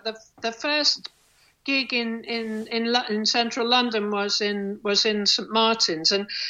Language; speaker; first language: English; native; English